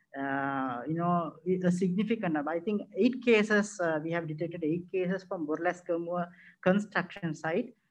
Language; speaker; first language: English; non-native, local second language; Sinhala